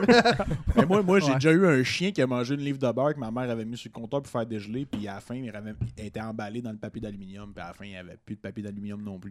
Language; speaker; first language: French; native; French